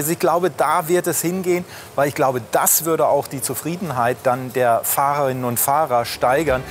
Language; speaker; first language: German; native; German